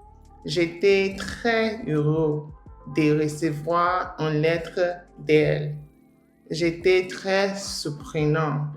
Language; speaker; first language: French; non-native, learner; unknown